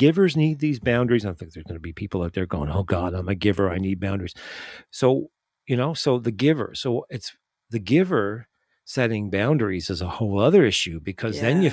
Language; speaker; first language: English; native; English